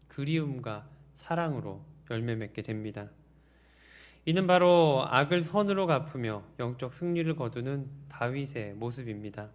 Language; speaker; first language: Korean; native; Korean